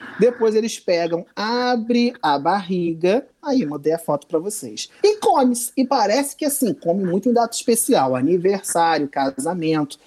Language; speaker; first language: Portuguese; native; Portuguese